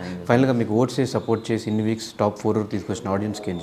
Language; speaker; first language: Telugu; native; Telugu